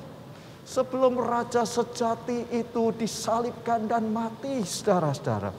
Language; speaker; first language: Indonesian; native; Indonesian